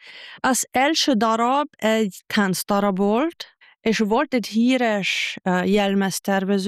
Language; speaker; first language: Hungarian; non-native, fluent; German